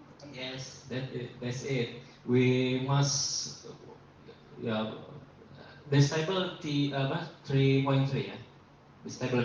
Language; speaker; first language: English; non-native, learner; Indonesian